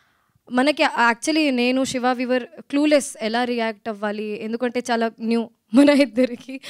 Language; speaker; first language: Telugu; non-native, learner; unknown